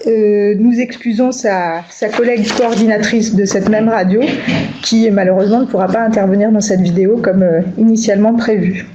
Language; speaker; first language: French; native; French